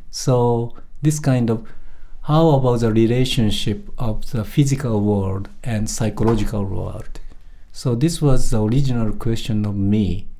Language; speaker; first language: English; non-native, fluent; Japanese